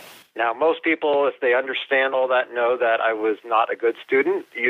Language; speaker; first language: English; native; English